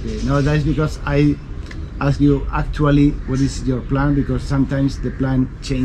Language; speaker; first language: English; non-native, learner; Spanish